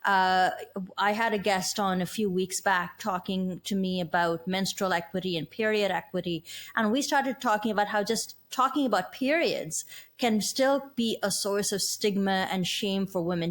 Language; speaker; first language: English; native; English